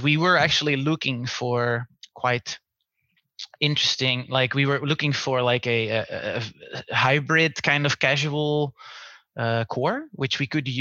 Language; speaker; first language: English; non-native, fluent; Dutch